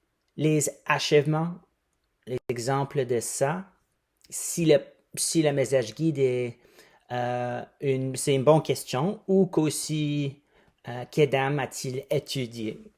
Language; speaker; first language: French; non-native, fluent; English